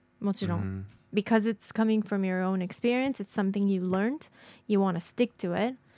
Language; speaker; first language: English; non-native, fluent; Japanese